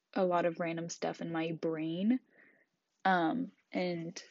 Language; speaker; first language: English; native; English